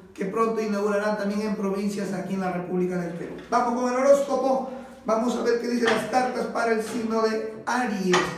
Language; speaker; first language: Spanish; native; Spanish